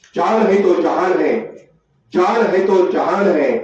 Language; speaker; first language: Hindi; non-native, local second language; Marathi